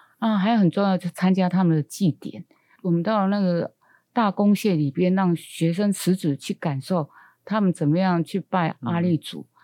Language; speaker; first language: Chinese; native; Chinese